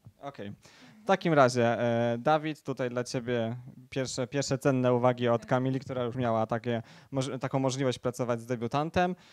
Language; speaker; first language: Polish; native; Polish